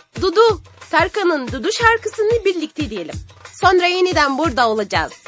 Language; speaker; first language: Turkish; non-native, fluent; Arabic